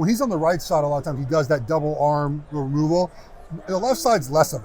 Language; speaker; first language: English; native; English